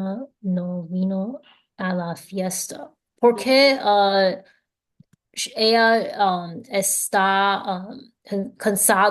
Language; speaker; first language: Spanish; non-native, learner; English